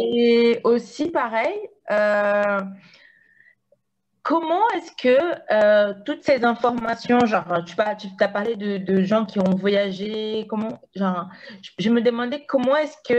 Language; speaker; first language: French; non-native, fluent; Portuguese